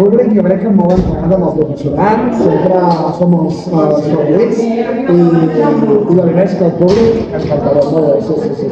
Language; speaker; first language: Catalan; native; Catalan